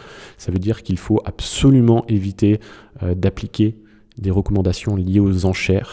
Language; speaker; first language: French; native; French